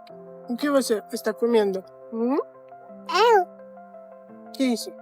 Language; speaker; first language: Portuguese; non-native, learner; Russian